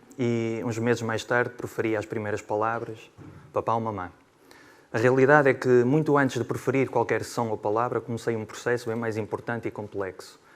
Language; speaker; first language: Portuguese; native; Portuguese